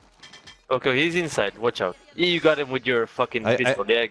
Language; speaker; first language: English; non-native, fluent; Hebrew